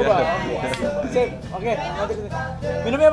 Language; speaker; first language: Indonesian; native; Indonesian